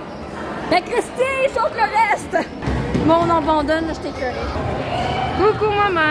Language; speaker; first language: French; native; French